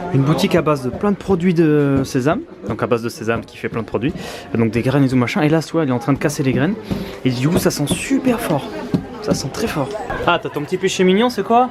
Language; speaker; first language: French; native; French